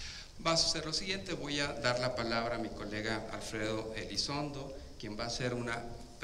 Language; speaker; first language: Spanish; native; Spanish